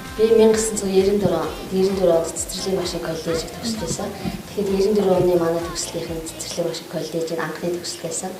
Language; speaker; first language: Mongolian; native; Mongolian